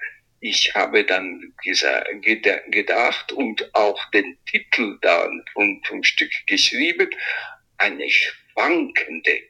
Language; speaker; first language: German; non-native, fluent; Italian